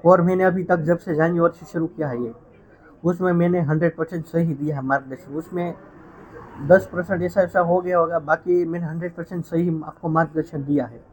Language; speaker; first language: Hindi; non-native, local second language; Gujarati